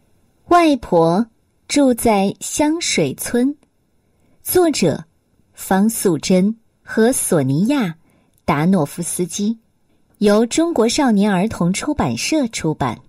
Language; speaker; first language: Chinese; native; Chinese